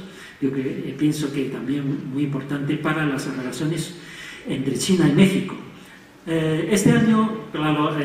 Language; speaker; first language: Spanish; non-native, fluent; Chinese